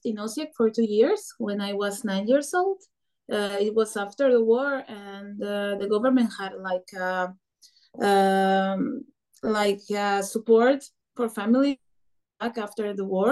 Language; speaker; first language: English; non-native, fluent; Spanish